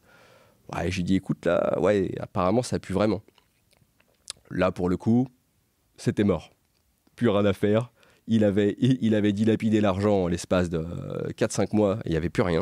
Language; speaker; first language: French; native; French